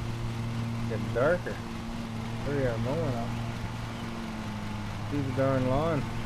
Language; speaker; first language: English; native; English